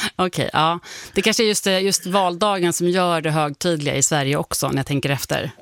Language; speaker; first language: Swedish; native; Swedish